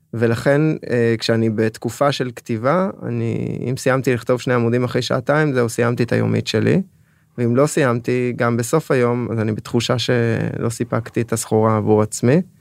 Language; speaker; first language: Hebrew; early bilingual, other home language; French